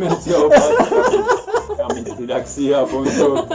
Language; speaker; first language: Indonesian; non-native, learner; English